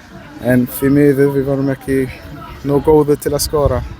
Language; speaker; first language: Icelandic; non-native, learner; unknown